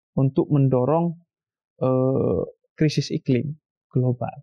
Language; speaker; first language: Indonesian; native; Indonesian